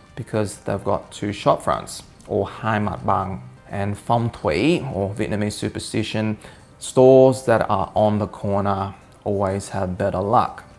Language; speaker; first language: English; early bilingual, other home language; Vietnamese